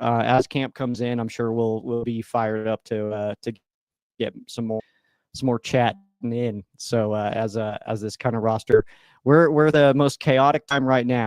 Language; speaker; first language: English; native; English